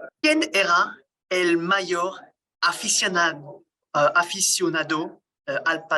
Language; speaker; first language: Spanish; non-native, learner; French